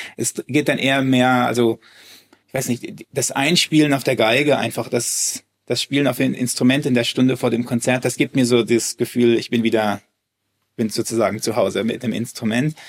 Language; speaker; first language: German; early bilingual, heritage; German